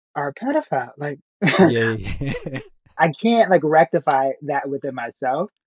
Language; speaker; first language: English; native; English